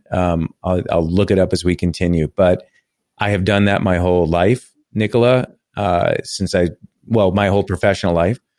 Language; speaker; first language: English; native; English